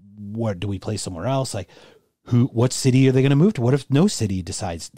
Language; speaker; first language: English; native; English